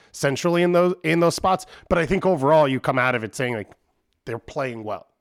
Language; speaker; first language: English; native; English